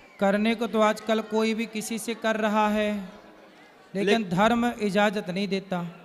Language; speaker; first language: Hindi; native; Hindi